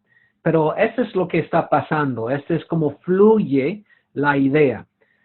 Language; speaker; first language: Spanish; non-native, fluent; English